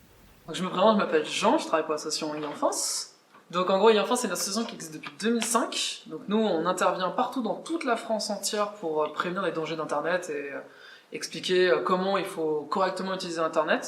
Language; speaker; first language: French; native; French